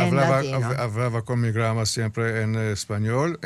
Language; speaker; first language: Spanish; early bilingual, heritage; Spanish